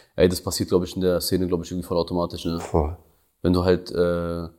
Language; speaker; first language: German; early bilingual, other home language; Albanian